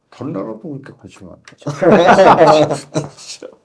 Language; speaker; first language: Korean; native; Korean